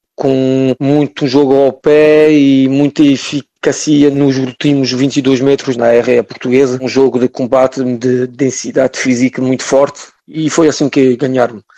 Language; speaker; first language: Portuguese; early bilingual, heritage; French